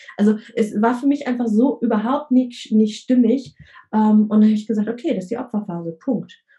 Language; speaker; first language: German; early bilingual, other home language; Vietnamese